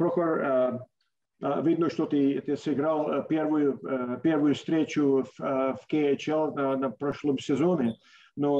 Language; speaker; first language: Russian; early bilingual, heritage; Russian